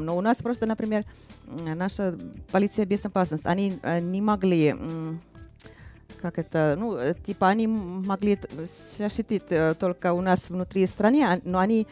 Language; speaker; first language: Russian; non-native, fluent; Finnish